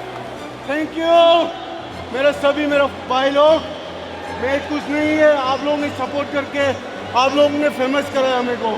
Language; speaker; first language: Hindi; non-native, local second language; Manipuri